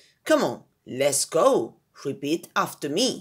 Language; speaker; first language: English; non-native, fluent; Spanish